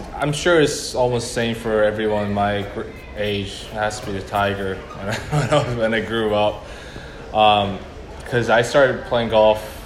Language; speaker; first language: English; early bilingual, other home language; Korean